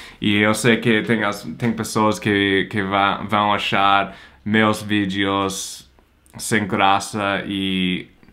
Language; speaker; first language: Portuguese; non-native, fluent; English